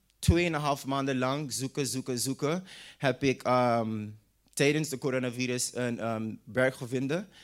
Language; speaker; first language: Dutch; non-native, local second language; English